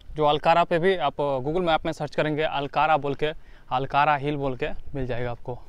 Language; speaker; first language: Hindi; native; Hindi